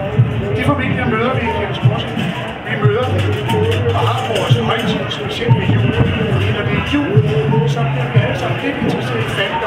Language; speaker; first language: Danish; native; Danish